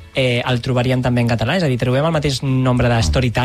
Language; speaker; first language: Catalan; native; Catalan